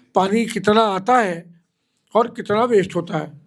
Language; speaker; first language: Hindi; non-native, local second language; Marathi